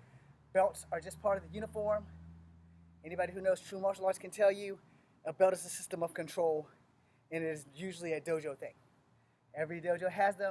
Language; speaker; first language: English; native; English